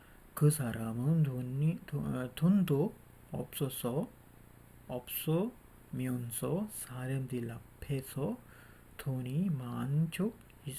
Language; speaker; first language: Korean; non-native, fluent; Urdu